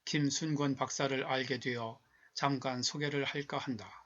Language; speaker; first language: Korean; native; Korean